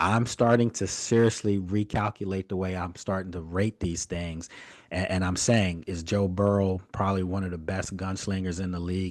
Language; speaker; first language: English; native; English